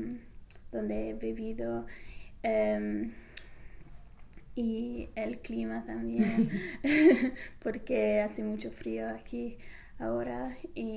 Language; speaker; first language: Spanish; non-native, fluent; English